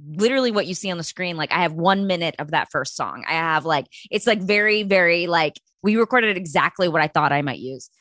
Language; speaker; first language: English; native; English